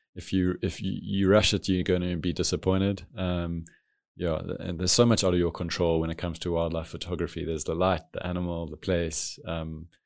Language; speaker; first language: English; native; English